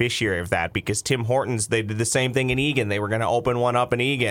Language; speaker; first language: English; native; English